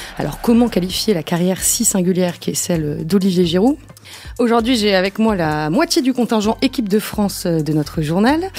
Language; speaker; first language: French; native; French